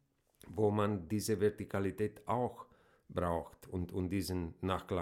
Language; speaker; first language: German; non-native, fluent; Romanian